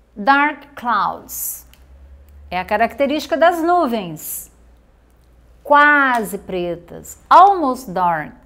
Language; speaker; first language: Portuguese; native; Portuguese